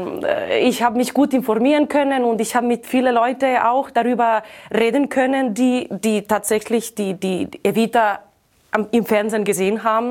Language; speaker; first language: German; non-native, fluent; Catalan